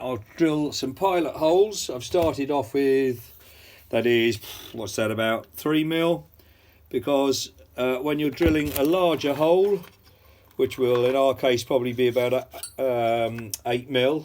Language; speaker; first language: English; native; English